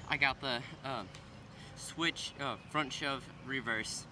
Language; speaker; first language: English; native; English